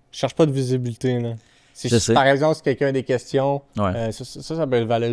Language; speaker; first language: French; native; French